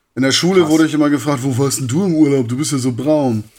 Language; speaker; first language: German; native; German